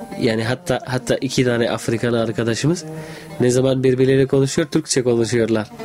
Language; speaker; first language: Turkish; non-native, learner; Arabic